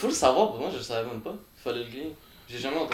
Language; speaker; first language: French; native; French